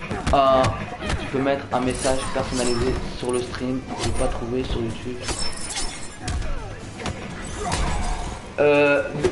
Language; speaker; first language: French; native; French